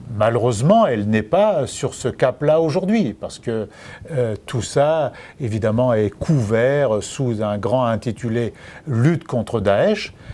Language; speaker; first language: French; native; French